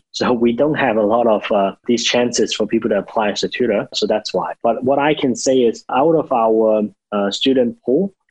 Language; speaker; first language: English; non-native, local second language; Cantonese